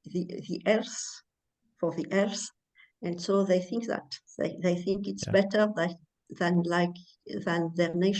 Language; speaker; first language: English; non-native, learner; French